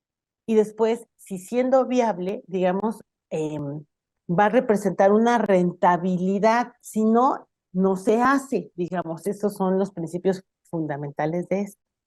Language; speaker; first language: Spanish; native; Spanish